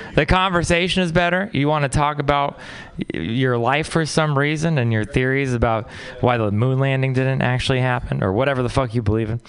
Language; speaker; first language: English; native; English